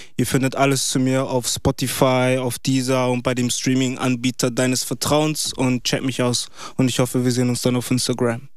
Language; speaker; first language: German; early bilingual, other home language; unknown